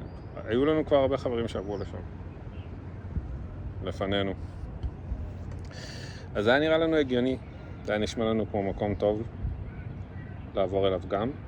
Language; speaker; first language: Hebrew; early bilingual, other home language; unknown